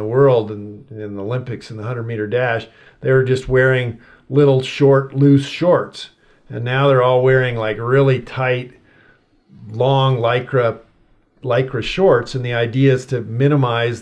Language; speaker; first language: English; native; English